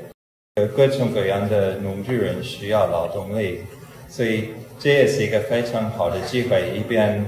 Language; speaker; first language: Chinese; non-native, fluent; English